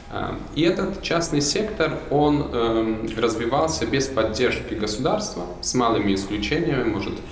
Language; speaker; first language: Russian; native; Russian